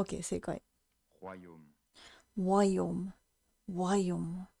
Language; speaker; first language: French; non-native, learner; Japanese